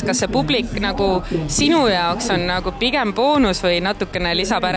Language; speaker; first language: Estonian; native; Estonian